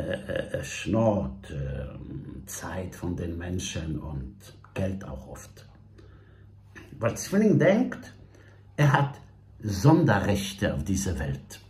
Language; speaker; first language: German; non-native, fluent; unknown